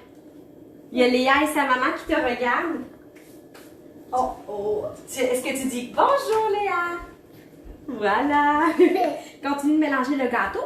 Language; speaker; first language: French; native; French